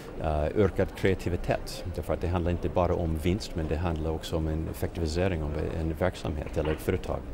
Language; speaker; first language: Swedish; non-native, fluent; English